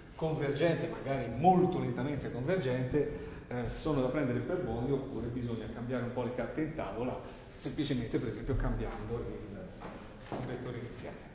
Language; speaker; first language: Italian; native; Italian